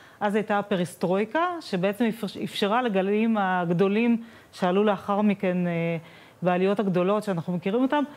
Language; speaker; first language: Hebrew; non-native, fluent; Russian